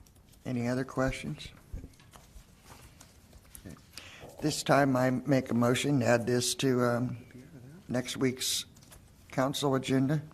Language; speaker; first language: English; native; English